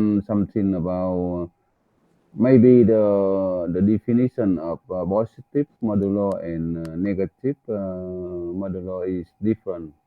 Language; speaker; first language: English; non-native, learner; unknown